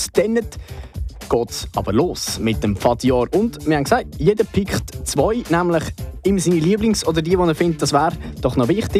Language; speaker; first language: German; native; German